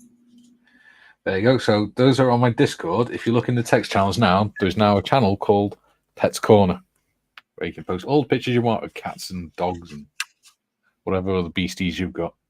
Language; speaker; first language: English; native; English